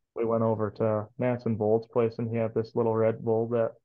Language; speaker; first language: English; native; English